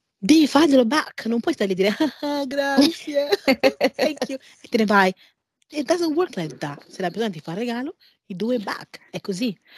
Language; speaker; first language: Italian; early bilingual, other home language; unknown